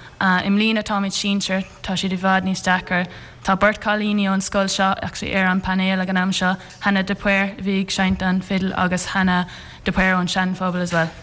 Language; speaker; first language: Irish; non-native, local second language; English